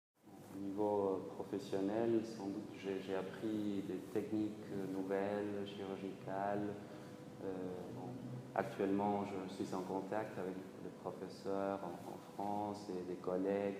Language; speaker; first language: French; non-native, fluent; Spanish